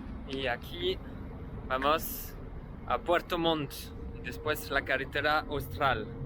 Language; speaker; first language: Spanish; non-native, learner; French